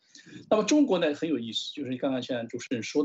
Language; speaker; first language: Chinese; native; Chinese